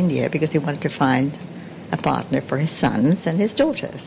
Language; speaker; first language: English; non-native, local second language; Sindhi